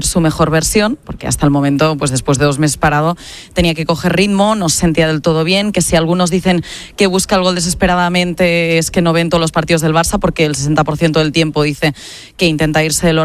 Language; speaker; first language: Spanish; native; Spanish